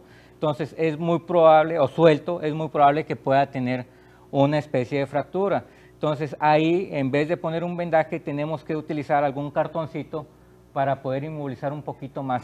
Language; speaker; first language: Spanish; native; Spanish